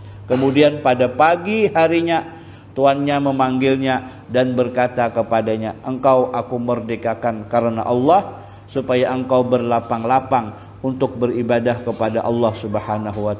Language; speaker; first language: Indonesian; non-native, local second language; Banjar